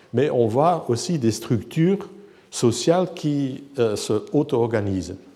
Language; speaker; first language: French; non-native, fluent; Dutch